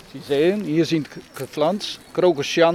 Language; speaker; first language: German; non-native, learner; Dutch